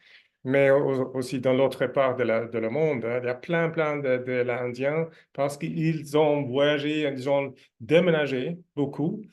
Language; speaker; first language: French; non-native, learner; Swedish